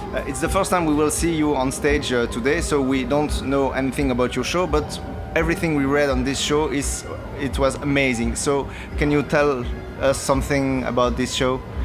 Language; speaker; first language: English; non-native, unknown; French